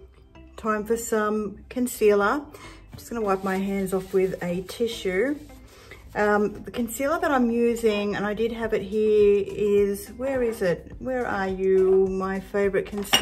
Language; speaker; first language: English; native; English